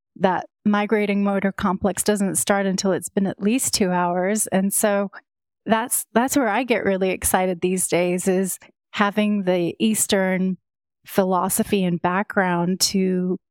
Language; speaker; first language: English; native; English